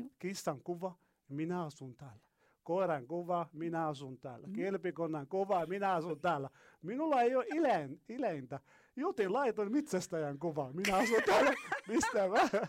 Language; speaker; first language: Finnish; non-native, learner; Arabic